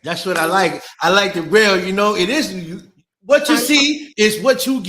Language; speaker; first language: English; native; English